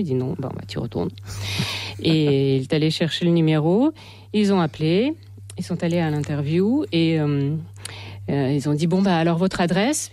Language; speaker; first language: French; non-native, fluent; Russian